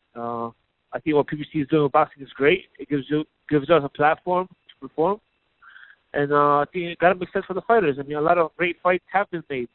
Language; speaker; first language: English; native; English